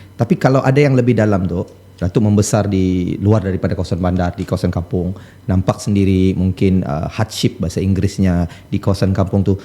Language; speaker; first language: Malay; native; Malay